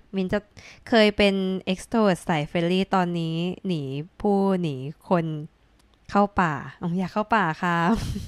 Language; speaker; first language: Thai; native; Thai